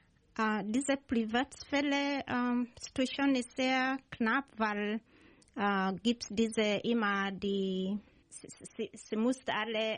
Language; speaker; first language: German; non-native, learner; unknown